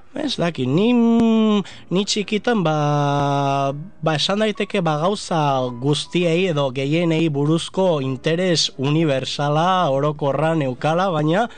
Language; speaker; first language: Basque; non-native, local second language; Spanish